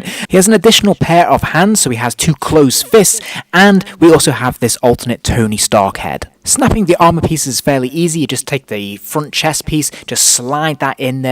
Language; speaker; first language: English; native; English